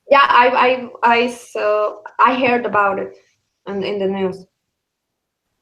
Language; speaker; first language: English; non-native, learner; Spanish